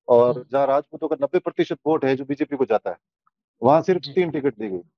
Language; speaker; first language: Hindi; native; Hindi